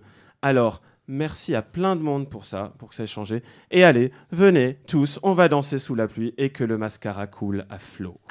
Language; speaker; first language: French; native; French